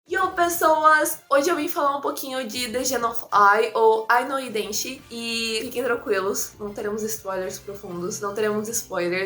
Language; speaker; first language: Portuguese; native; Portuguese